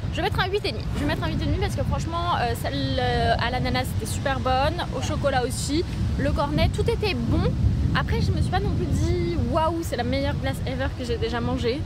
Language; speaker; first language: French; native; French